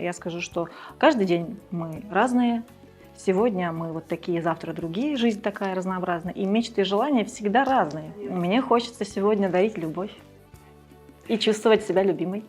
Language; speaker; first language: Russian; early bilingual, other home language; Georgian